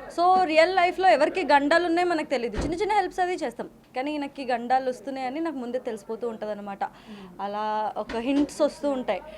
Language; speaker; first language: Telugu; native; Telugu